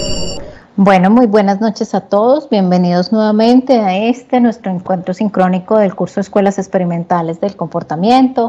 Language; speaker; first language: Spanish; native; Spanish